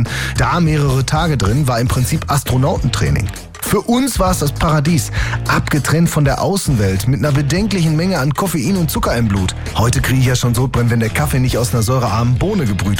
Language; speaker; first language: German; native; German